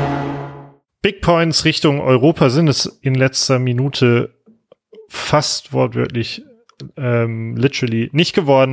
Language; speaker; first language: German; native; German